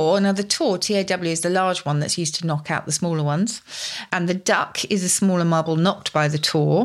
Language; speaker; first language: English; native; English